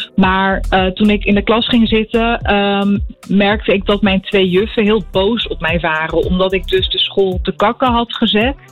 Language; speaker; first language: Dutch; early bilingual, other home language; Arabic